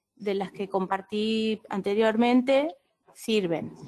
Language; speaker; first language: Spanish; native; Spanish